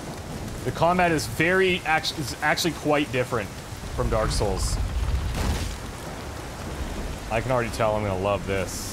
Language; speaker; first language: English; native; English